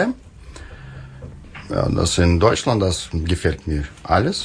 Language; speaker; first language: German; non-native, learner; Russian